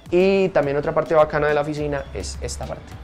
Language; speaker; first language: Spanish; native; Spanish